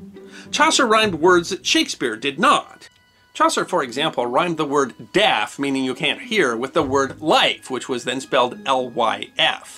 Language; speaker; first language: English; native; English